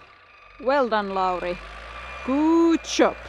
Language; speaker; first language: English; non-native, fluent; Finnish